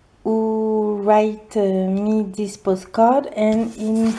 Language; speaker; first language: English; non-native, learner; French